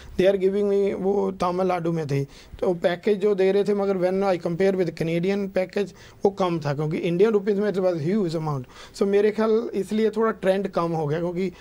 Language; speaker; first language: Hindi; non-native, local second language; Punjabi